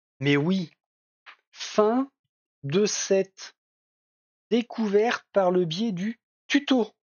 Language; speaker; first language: French; native; French